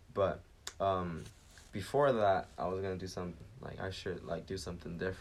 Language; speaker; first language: English; early bilingual, other home language; Japanese